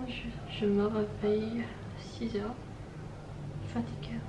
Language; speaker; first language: French; non-native, learner; English